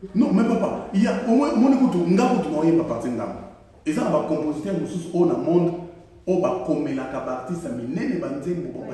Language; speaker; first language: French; non-native, local second language; Lingala